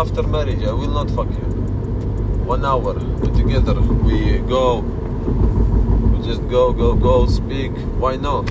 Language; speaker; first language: English; non-native, learner; Russian